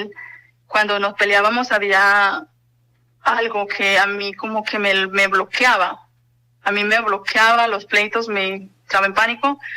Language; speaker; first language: Spanish; native; Spanish